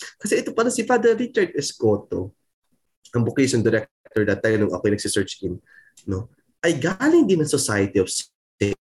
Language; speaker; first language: Filipino; non-native, local second language; Pampanga